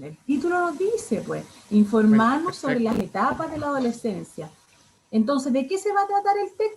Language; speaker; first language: Spanish; native; Spanish